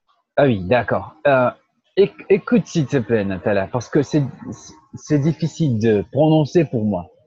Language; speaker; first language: French; non-native, fluent; Portuguese